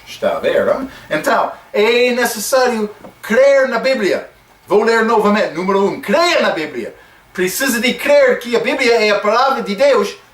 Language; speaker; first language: Portuguese; non-native, fluent; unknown